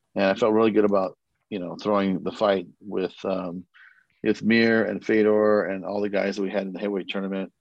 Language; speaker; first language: English; early bilingual, other home language; Korean